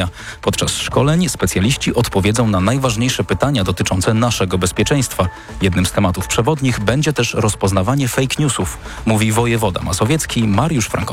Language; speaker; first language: Polish; native; Polish